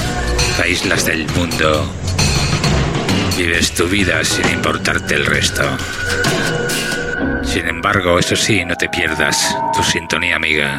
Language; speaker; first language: Spanish; native; Spanish